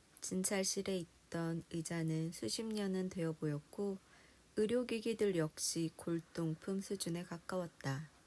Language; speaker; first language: Korean; native; Korean